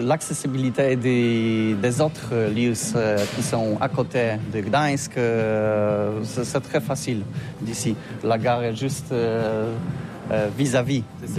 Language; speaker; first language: French; non-native, learner; Polish